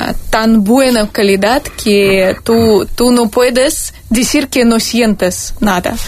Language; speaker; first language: Spanish; non-native, fluent; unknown